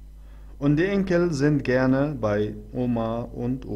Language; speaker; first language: German; non-native, fluent; Arabic